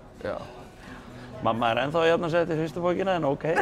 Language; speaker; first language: Icelandic; native; Icelandic